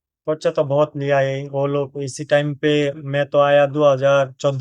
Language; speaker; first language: Hindi; non-native, learner; Bangla